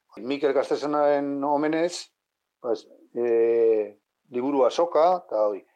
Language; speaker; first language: Basque; non-native, local second language; Spanish